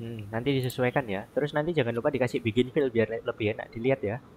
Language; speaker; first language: Indonesian; native; Indonesian